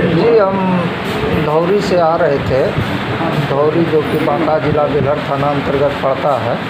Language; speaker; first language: Hindi; native; Hindi